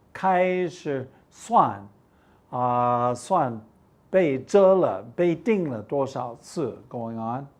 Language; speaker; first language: Chinese; non-native, fluent; English